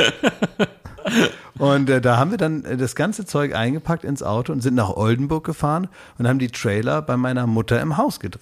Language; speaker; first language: German; native; German